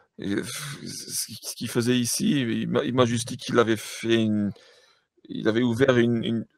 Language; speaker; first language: French; native; French